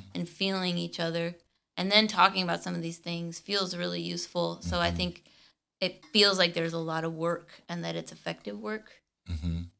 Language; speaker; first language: English; native; English